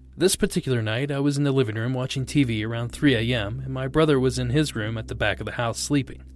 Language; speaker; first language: English; non-native, fluent; Portuguese